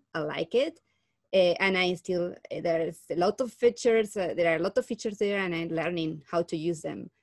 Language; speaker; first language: English; non-native, fluent; Spanish